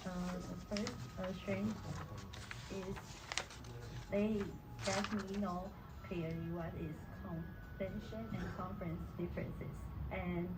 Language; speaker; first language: English; non-native, learner; Chinese